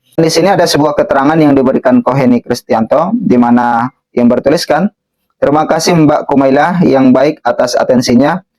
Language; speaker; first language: Indonesian; native; Indonesian